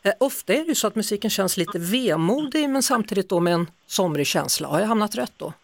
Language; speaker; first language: Swedish; native; Swedish